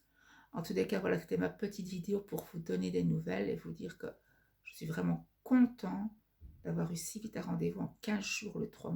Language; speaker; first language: French; native; French